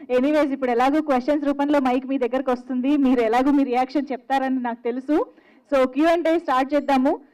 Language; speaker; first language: Telugu; native; Telugu